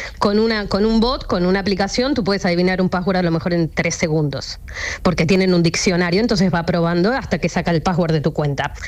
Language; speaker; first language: Spanish; native; Spanish